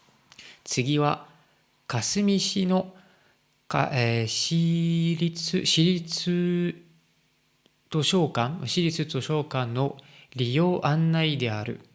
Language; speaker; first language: Japanese; non-native, learner; French